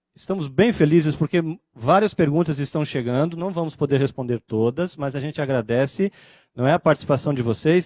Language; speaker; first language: Portuguese; native; Portuguese